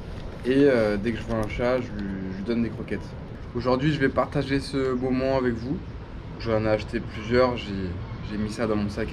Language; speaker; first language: French; native; French